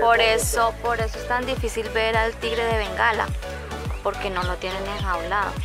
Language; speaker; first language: Spanish; native; Spanish